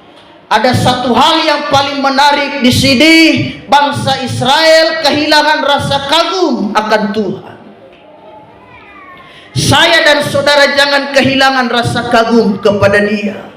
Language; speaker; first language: Indonesian; native; Indonesian